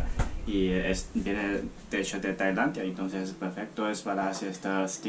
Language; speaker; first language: Spanish; non-native, learner; Chinese